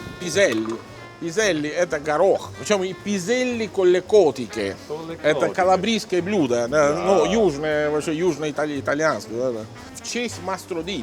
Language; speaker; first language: Russian; non-native, fluent; Italian